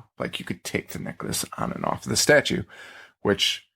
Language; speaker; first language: English; native; English